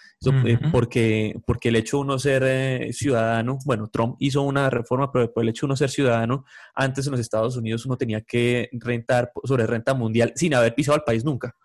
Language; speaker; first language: Spanish; native; Spanish